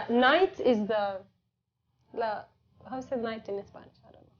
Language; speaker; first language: English; non-native, fluent; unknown